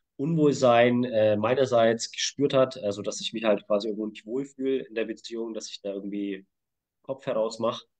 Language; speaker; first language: German; native; German